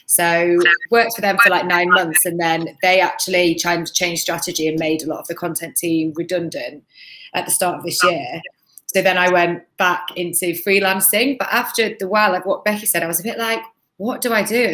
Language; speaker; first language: English; native; English